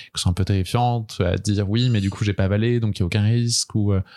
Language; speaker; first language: French; native; French